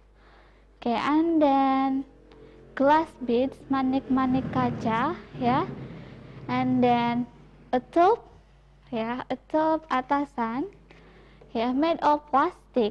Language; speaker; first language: English; non-native, fluent; Indonesian